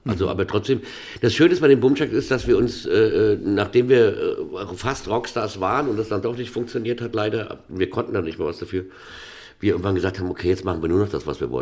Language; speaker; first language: German; native; German